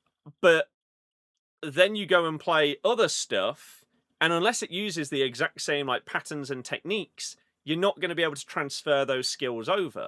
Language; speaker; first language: English; native; English